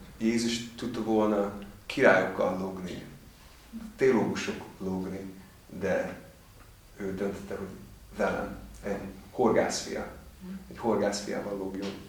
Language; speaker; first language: Hungarian; non-native, fluent; English